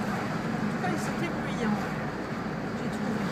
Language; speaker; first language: French; native; French